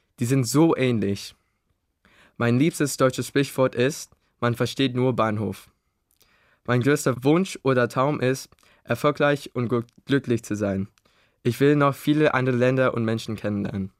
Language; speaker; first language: German; early bilingual, other home language; Indonesian